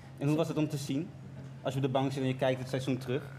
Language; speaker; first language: Dutch; native; Dutch